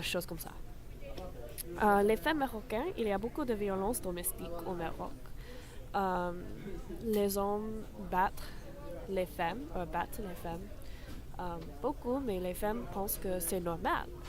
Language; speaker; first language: French; non-native, learner; English